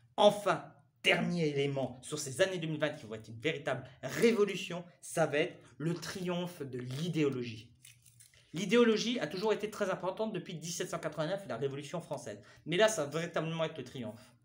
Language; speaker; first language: French; native; French